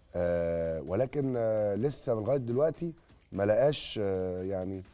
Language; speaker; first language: Arabic; native; Arabic